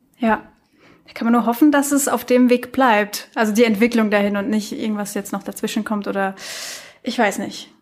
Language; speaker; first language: German; native; German